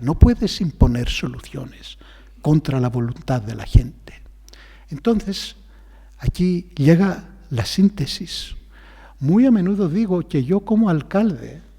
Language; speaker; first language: Spanish; non-native, fluent; Greek